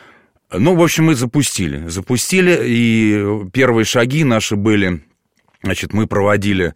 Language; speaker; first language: Russian; native; Russian